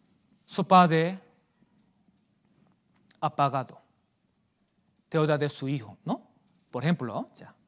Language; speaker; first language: Spanish; non-native, fluent; Korean